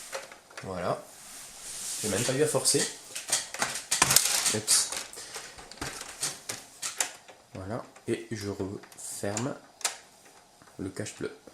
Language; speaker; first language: French; native; French